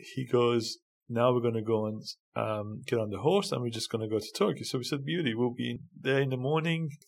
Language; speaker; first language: English; non-native, fluent; Persian